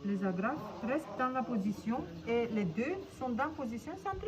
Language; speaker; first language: French; non-native, fluent; Romanian